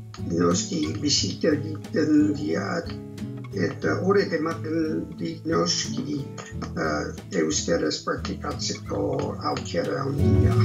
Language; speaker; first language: Basque; non-native, fluent; English